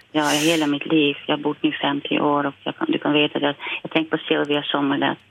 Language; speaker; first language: Swedish; non-native, fluent; Dutch